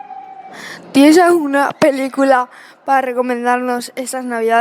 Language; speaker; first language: Spanish; native; Spanish